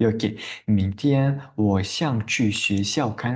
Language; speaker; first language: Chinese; non-native, fluent; Uzbek